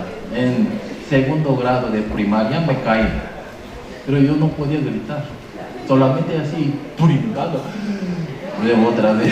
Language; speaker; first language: Spanish; non-native, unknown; Korean